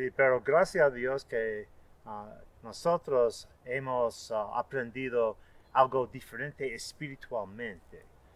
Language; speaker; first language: Spanish; non-native, fluent; English